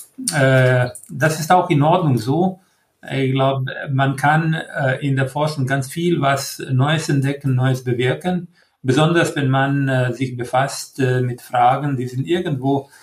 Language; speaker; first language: German; non-native, fluent; Croatian